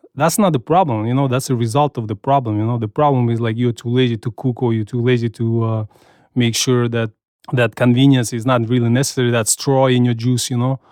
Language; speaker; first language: English; non-native, fluent; Russian